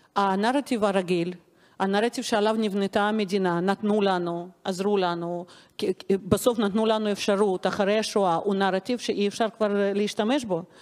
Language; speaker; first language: Hebrew; non-native, fluent; Russian